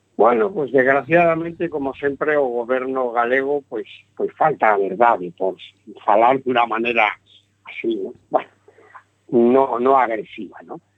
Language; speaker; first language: Galician; non-native, local second language; Spanish